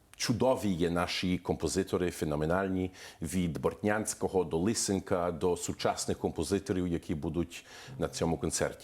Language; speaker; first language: Ukrainian; early bilingual, heritage; Ukrainian